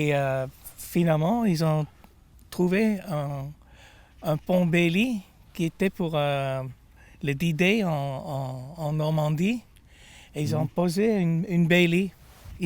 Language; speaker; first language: French; non-native, fluent; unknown